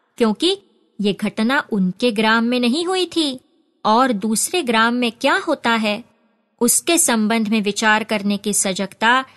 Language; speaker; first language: Hindi; non-native, local second language; Marathi